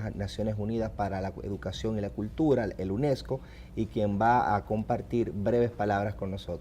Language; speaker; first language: Spanish; native; Spanish